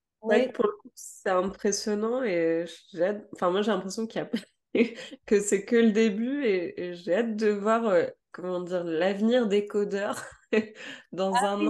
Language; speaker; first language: French; native; French